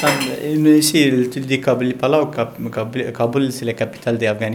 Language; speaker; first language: French; non-native, learner; Pashto